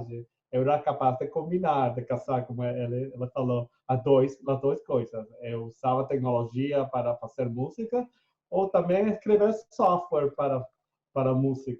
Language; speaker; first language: Portuguese; non-native, fluent; Spanish